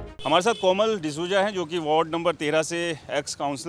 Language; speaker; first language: Hindi; native; Hindi